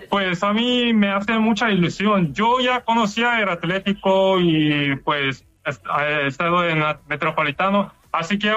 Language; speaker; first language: Spanish; non-native, fluent; Korean